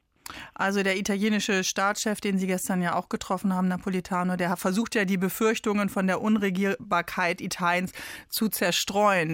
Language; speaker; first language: German; native; German